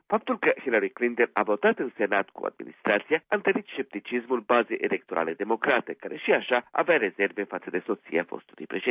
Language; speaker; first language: Romanian; native; Romanian